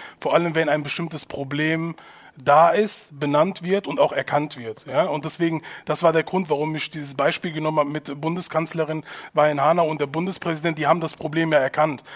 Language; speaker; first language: German; native; German